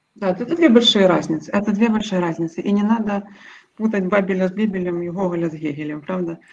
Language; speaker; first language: Russian; non-native, local second language; Ukrainian